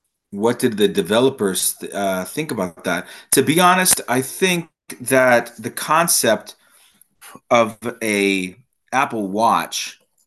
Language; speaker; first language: English; native; English